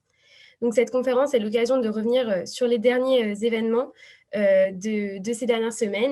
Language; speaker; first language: French; native; French